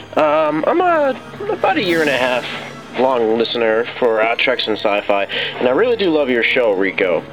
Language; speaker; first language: English; native; English